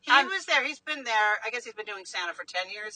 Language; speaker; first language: English; native; English